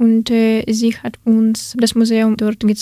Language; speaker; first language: German; non-native, fluent; Ukrainian